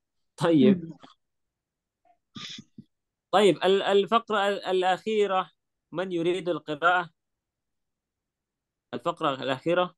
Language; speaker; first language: Arabic; non-native, fluent; Indonesian